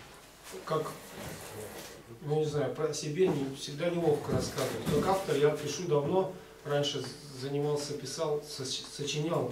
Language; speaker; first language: Russian; native; Russian